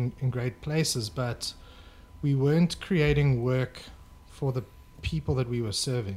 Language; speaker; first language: English; native; English